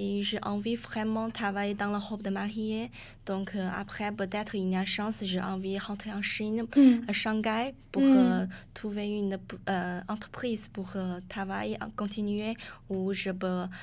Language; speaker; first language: French; non-native, learner; Chinese